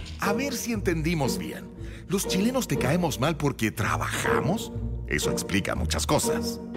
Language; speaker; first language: Spanish; native; Spanish